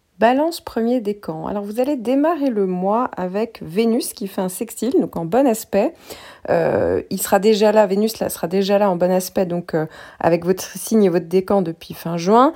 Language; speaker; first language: French; native; French